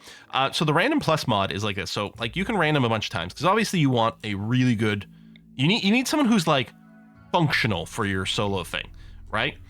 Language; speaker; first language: English; native; English